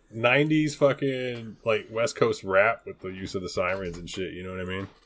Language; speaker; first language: English; native; English